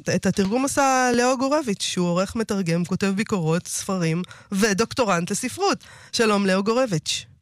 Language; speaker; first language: Hebrew; native; Hebrew